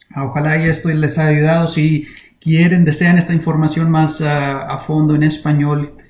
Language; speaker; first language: Spanish; early bilingual, heritage; Spanish